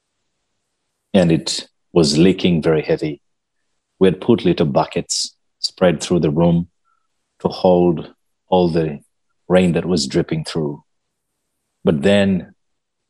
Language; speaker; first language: English; non-native, local second language; Ganda